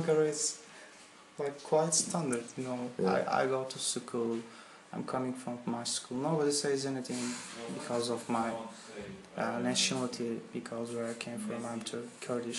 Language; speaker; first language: English; non-native, fluent; Turkish